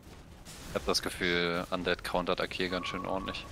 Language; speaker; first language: German; native; German